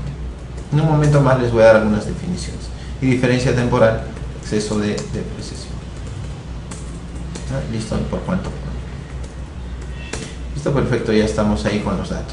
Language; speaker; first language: Spanish; native; Spanish